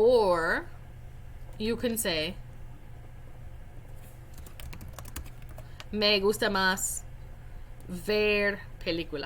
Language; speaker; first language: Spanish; non-native, fluent; English